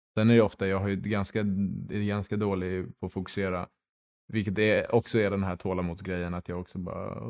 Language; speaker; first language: Swedish; early bilingual, heritage; Swedish